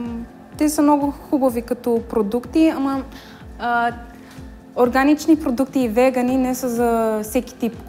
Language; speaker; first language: Bulgarian; non-native, learner; Romanian